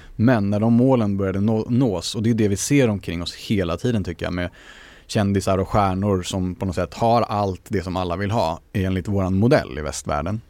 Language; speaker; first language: Swedish; native; Swedish